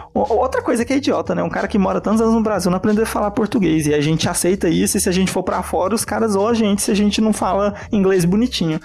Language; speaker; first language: Portuguese; native; Portuguese